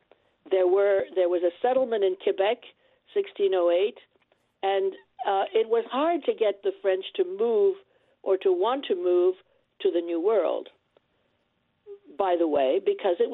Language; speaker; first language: English; non-native, fluent; French